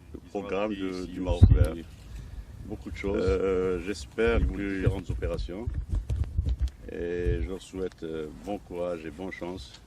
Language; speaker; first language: French; non-native, local second language; Arabic